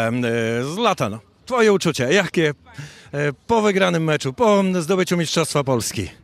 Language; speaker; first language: Polish; native; Polish